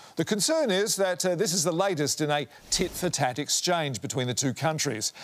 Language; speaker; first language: English; native; English